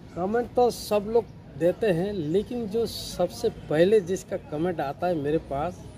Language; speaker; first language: Hindi; non-native, local second language; Odia